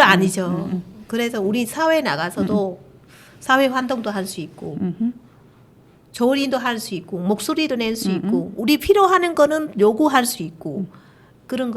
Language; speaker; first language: Korean; non-native, learner; Vietnamese